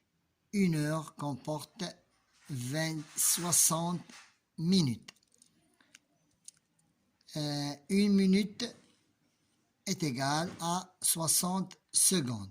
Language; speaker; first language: French; non-native, local second language; Arabic